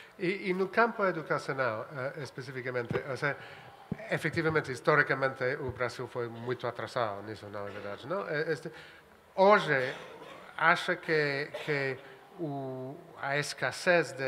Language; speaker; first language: Portuguese; non-native, fluent; Spanish